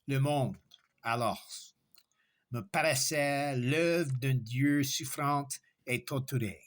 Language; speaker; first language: French; non-native, learner; English